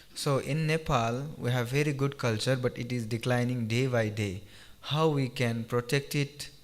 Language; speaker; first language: English; non-native, local second language; Nepali